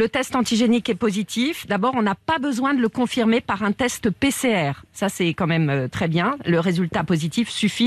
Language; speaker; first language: French; native; French